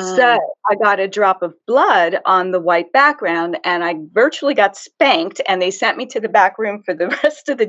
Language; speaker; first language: English; native; English